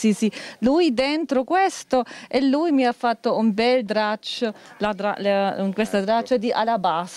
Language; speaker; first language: Italian; non-native, fluent; German